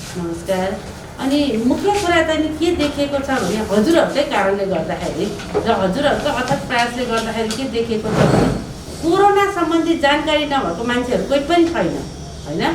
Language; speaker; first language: Nepali; native; Nepali